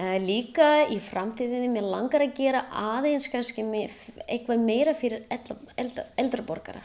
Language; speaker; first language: Icelandic; non-native, learner; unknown